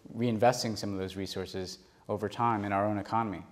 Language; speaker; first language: English; native; English